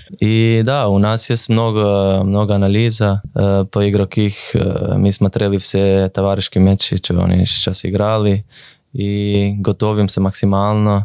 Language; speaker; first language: Russian; non-native, learner; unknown